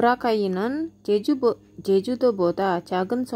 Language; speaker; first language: Korean; non-native, fluent; Indonesian